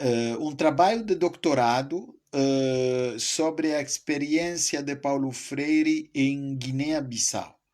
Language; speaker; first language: Portuguese; non-native, fluent; French